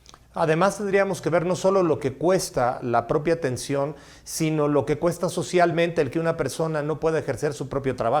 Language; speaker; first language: Spanish; native; Spanish